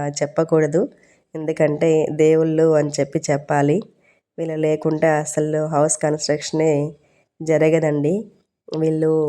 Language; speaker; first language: Telugu; non-native, local second language; Urdu